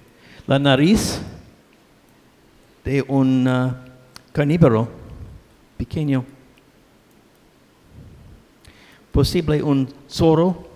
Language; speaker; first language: Spanish; non-native, learner; English